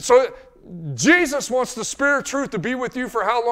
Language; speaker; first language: English; native; English